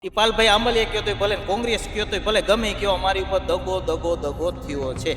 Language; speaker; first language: Gujarati; native; Gujarati